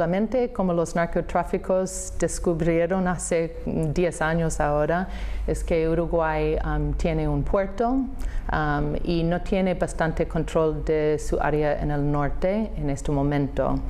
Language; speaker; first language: Spanish; non-native, fluent; English